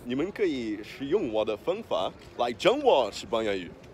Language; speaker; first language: Chinese; non-native, learner; Portuguese